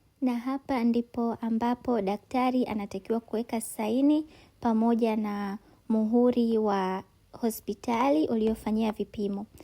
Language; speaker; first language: Swahili; native; Swahili